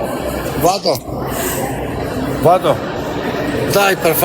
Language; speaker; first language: Italian; non-native, fluent; Albanian